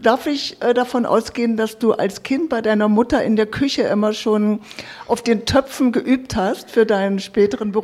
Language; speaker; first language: German; native; German